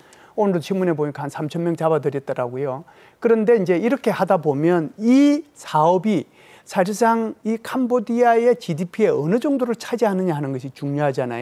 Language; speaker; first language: Korean; native; Korean